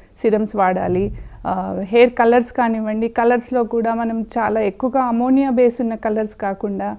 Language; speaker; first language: Telugu; native; Telugu